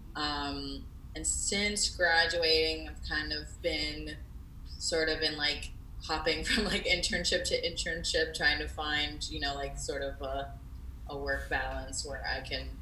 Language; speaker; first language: English; native; English